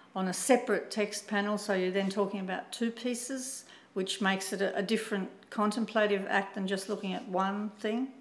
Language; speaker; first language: English; native; English